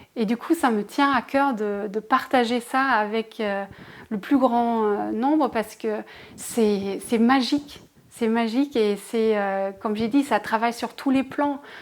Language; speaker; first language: French; non-native, fluent; German